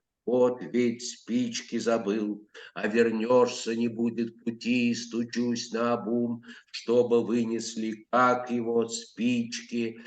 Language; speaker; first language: Russian; native; Russian